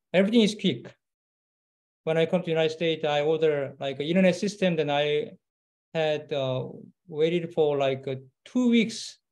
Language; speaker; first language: English; non-native, learner; Korean